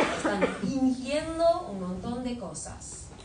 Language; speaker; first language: Spanish; non-native, fluent; English